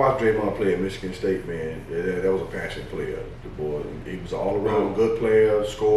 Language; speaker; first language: English; native; English